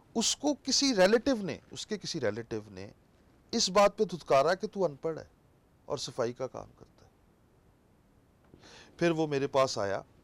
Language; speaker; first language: Urdu; non-native, local second language; Punjabi